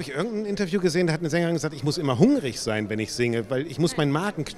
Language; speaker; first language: German; native; German